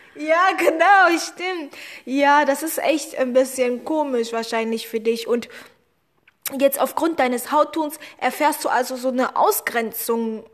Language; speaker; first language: German; early bilingual, other home language; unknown